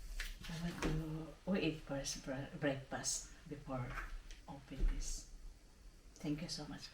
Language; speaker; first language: English; non-native, learner; Cebuano